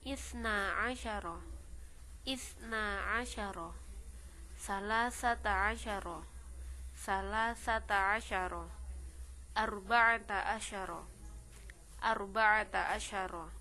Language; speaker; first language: Arabic; non-native, fluent; Indonesian